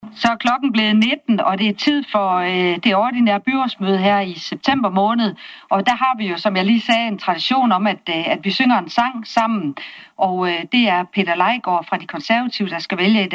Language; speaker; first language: Danish; native; Danish